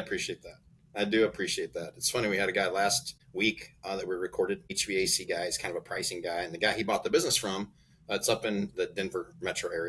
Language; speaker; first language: English; native; English